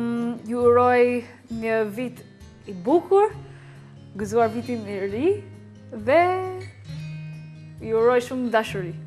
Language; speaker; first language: Albanian; non-native, learner; English